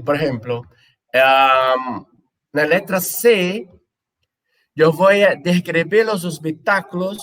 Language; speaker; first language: Spanish; non-native, fluent; Portuguese